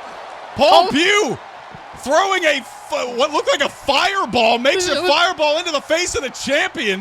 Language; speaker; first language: English; native; English